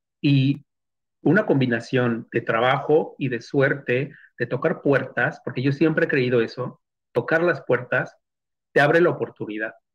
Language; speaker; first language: Spanish; native; Spanish